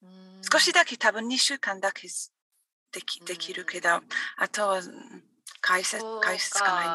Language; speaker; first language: Japanese; non-native, learner; English